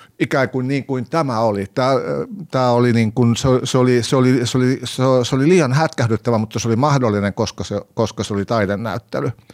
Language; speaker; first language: Finnish; native; Finnish